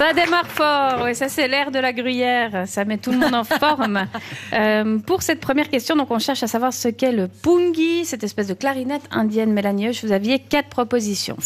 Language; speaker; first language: French; native; French